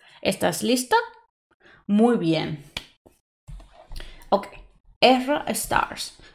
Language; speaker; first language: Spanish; non-native, fluent; English